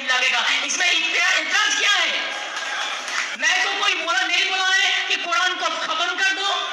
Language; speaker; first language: Hindi; non-native, local second language; Bangla